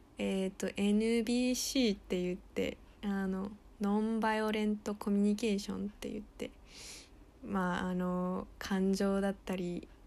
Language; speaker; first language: Japanese; early bilingual, heritage; Japanese